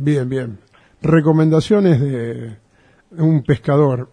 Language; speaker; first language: Spanish; native; Spanish